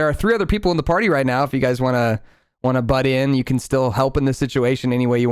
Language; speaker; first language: English; native; English